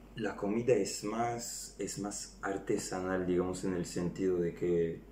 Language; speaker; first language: Spanish; non-native, fluent; French